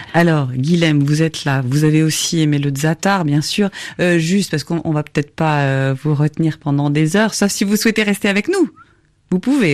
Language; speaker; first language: French; native; French